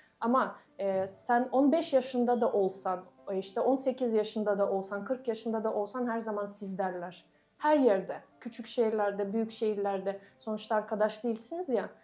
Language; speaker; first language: Turkish; non-native, fluent; Russian